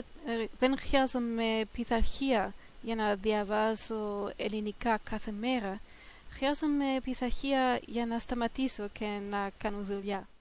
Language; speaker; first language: Greek; non-native, fluent; German